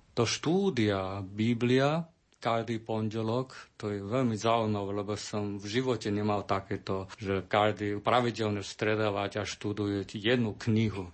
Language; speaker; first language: Slovak; non-native, learner; Chinese